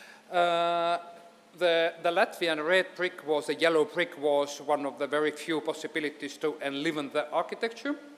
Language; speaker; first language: English; non-native, fluent; Estonian